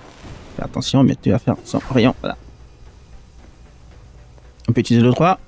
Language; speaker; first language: French; native; French